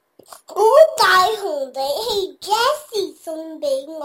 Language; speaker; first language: Chinese; early bilingual, heritage; Cantonese